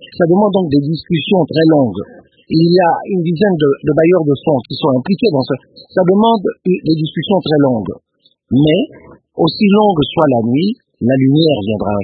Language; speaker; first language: French; non-native, local second language; Lingala